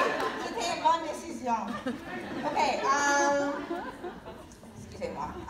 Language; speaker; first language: French; non-native, learner; English